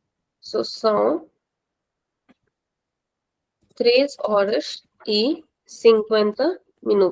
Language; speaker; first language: Portuguese; non-native, fluent; Hindi